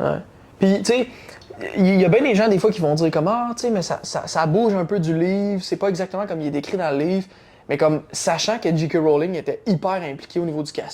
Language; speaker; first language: French; native; French